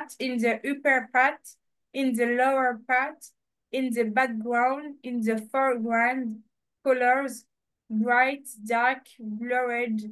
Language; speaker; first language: English; non-native, learner; French